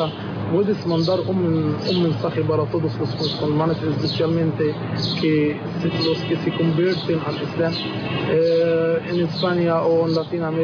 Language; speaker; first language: Spanish; non-native, learner; Arabic